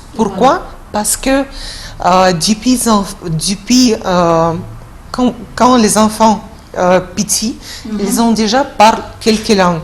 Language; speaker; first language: French; non-native, fluent; Russian